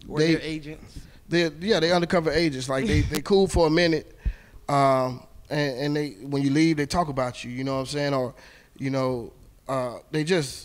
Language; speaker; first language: English; native; English